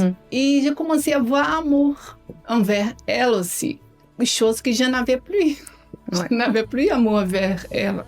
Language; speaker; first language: French; non-native, learner; Portuguese